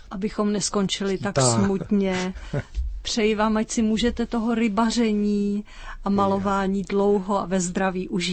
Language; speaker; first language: Czech; native; Czech